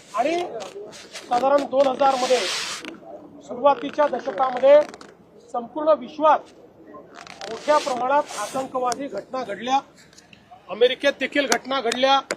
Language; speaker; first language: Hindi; non-native, local second language; Marathi